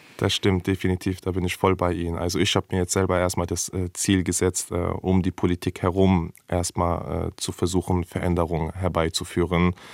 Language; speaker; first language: German; early bilingual, other home language; Persian